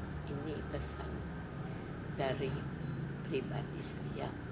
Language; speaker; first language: Indonesian; native; Indonesian